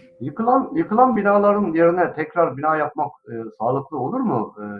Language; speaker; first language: Turkish; non-native, learner; Japanese